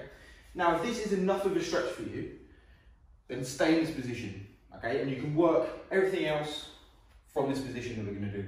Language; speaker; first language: English; native; English